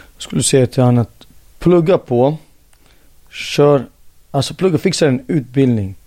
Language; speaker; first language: Swedish; early bilingual, other home language; Finnish